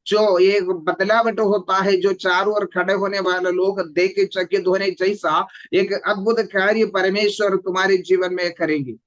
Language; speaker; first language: Hindi; non-native, local second language; Malayalam